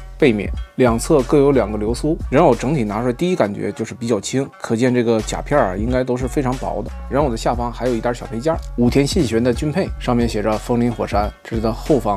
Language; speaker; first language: Chinese; native; Chinese